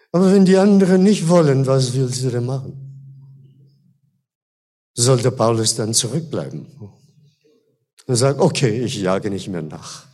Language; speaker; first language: German; non-native, fluent; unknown